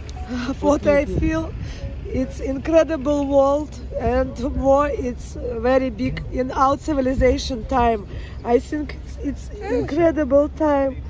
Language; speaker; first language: English; non-native, learner; Ukrainian